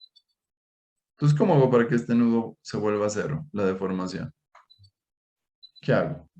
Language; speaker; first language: Spanish; native; Spanish